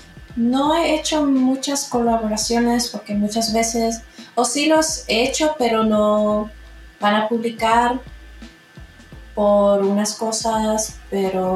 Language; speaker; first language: Spanish; early bilingual, heritage; Spanish